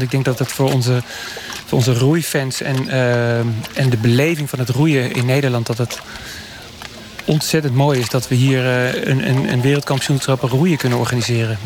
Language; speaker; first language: Dutch; native; Dutch